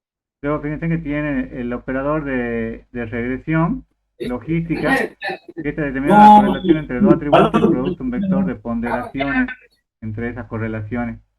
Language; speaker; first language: Spanish; native; Spanish